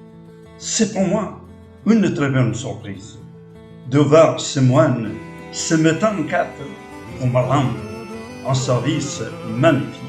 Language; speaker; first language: French; non-native, fluent; Portuguese